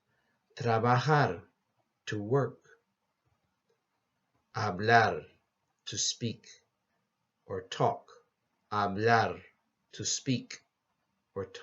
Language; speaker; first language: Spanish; non-native, fluent; English